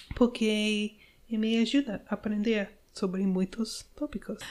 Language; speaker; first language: Portuguese; non-native, fluent; English